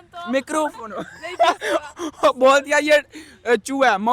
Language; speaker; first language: Italian; non-native, learner; Urdu